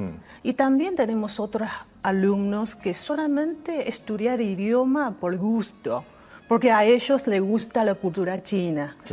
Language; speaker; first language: Spanish; non-native, learner; Chinese